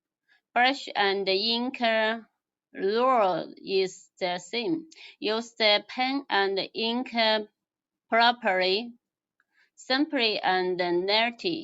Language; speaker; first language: English; non-native, learner; Chinese